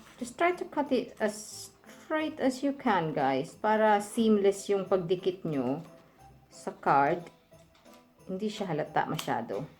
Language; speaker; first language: Filipino; native; Filipino